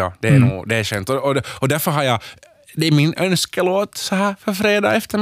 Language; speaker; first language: Swedish; native; Swedish